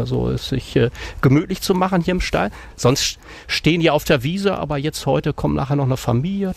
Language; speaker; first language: German; native; German